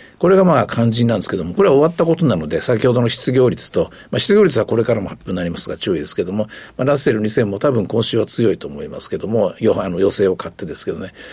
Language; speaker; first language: Japanese; native; Japanese